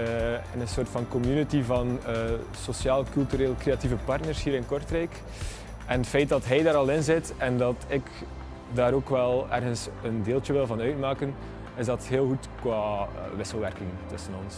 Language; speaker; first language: Dutch; native; Dutch